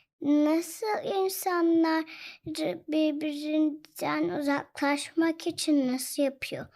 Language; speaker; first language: Turkish; early bilingual, heritage; Turkish